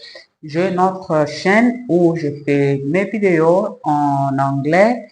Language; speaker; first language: French; non-native, learner; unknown